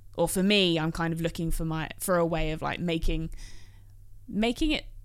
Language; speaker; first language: English; native; English